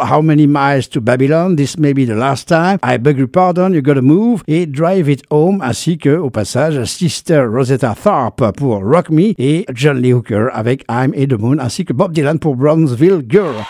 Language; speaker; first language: French; native; French